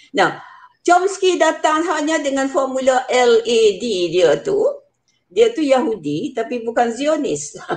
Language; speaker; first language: Malay; native; Malay